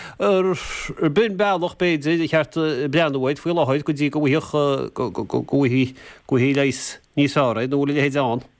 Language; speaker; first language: Irish; native; Irish